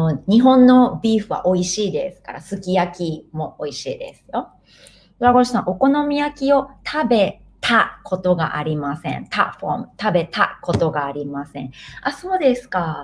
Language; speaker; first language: Japanese; non-native, fluent; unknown